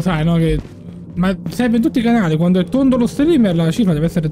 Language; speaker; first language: Italian; native; Italian